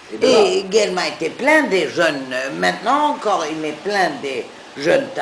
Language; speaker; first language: French; non-native, fluent; German